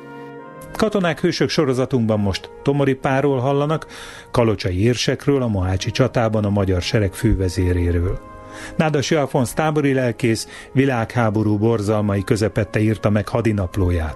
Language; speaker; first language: Hungarian; native; Hungarian